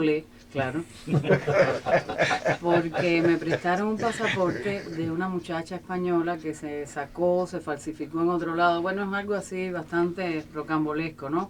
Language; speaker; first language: Spanish; native; Spanish